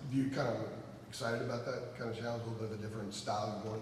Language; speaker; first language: English; native; English